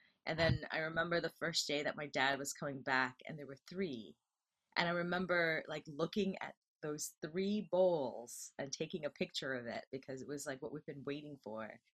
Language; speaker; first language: English; native; English